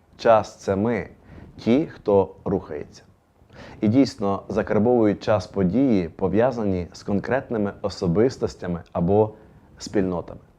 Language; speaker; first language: Ukrainian; native; Ukrainian